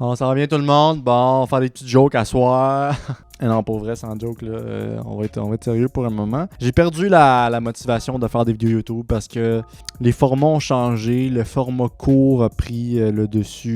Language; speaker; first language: French; native; French